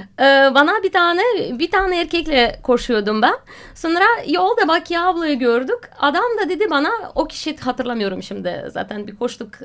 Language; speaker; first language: Turkish; non-native, fluent; Russian